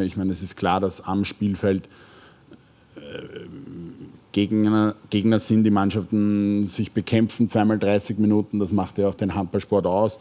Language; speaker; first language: German; native; German